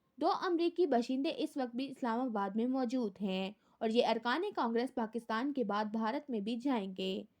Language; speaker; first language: Urdu; native; Urdu